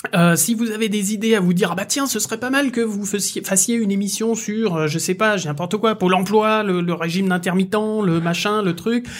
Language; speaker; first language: French; native; French